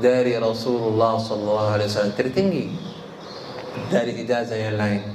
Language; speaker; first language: Indonesian; non-native, learner; Arabic